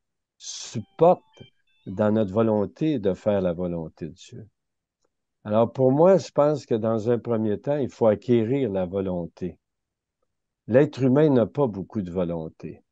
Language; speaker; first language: French; native; French